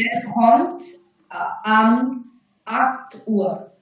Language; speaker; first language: German; non-native, learner; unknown